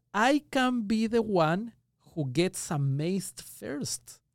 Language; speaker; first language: English; non-native, fluent; Spanish